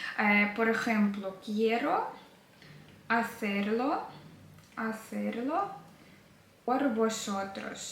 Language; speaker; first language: Spanish; non-native, fluent; Ukrainian